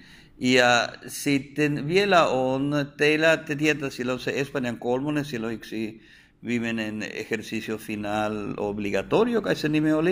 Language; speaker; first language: Finnish; non-native, fluent; Spanish